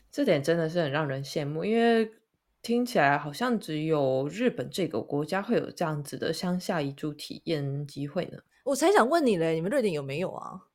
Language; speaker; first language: Chinese; native; Chinese